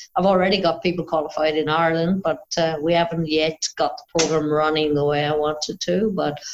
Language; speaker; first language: English; native; English